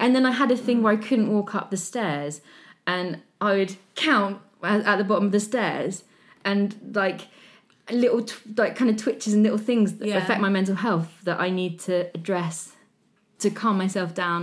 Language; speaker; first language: English; native; English